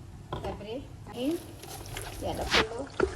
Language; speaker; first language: Arabic; non-native, learner; Urdu